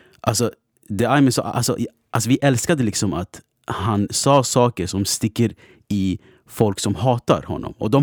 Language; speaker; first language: Swedish; native; Swedish